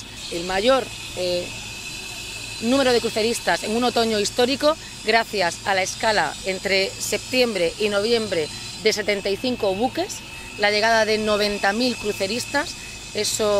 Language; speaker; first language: Spanish; native; Spanish